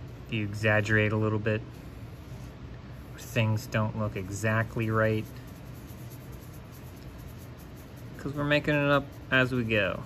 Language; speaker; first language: English; native; English